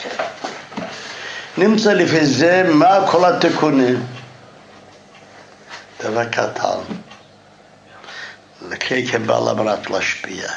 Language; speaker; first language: Hebrew; non-native, fluent; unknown